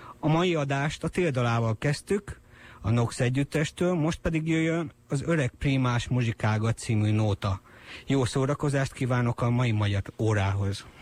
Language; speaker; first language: Hungarian; native; Hungarian